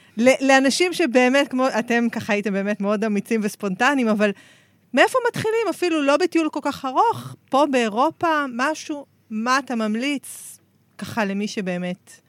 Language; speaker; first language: Hebrew; native; Hebrew